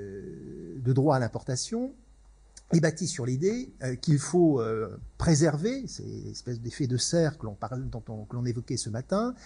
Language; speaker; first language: French; native; French